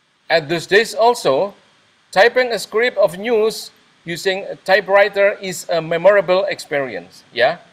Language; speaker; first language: English; non-native, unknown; Indonesian